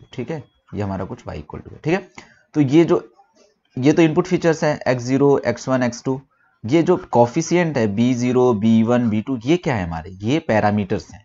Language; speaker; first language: Hindi; native; Hindi